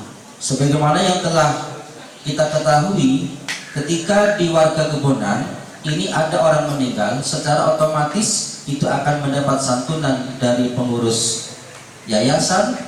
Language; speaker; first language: Indonesian; native; Indonesian